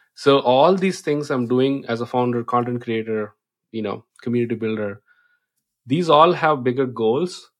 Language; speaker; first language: English; non-native, local second language; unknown